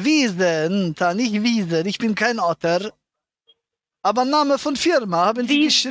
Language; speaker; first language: German; native; German